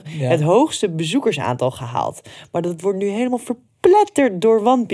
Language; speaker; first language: Dutch; native; Dutch